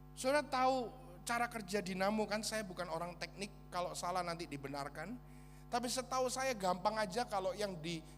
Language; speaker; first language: Indonesian; native; Indonesian